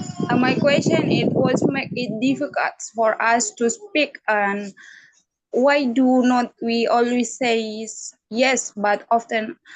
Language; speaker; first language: English; non-native, learner; Indonesian